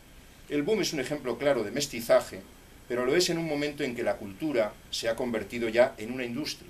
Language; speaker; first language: Spanish; native; Spanish